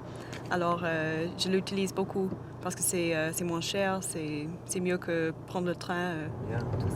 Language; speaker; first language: French; non-native, fluent; English